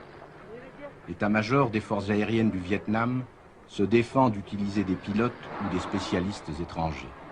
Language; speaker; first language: French; native; French